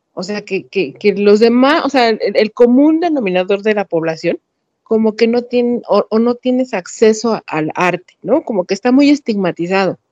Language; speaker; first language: Spanish; native; Spanish